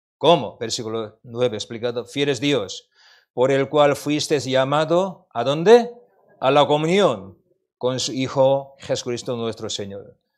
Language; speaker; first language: Spanish; non-native, learner; Korean